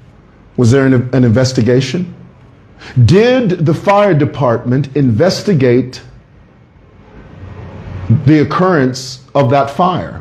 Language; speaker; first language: English; non-native, local second language; Bemba